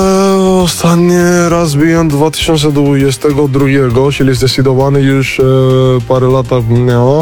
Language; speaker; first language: Polish; non-native, learner; Spanish